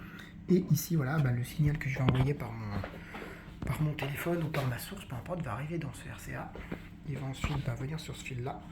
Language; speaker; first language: French; native; French